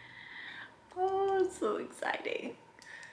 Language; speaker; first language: English; non-native, fluent; Chinese